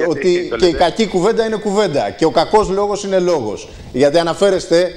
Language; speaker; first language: Greek; native; Greek